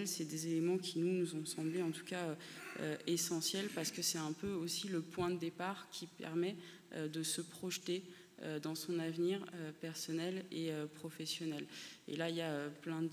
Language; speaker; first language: French; native; French